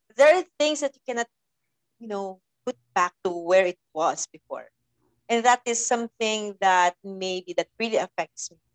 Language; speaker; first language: English; non-native, local second language; Filipino